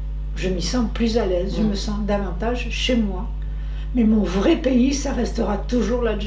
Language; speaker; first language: French; native; French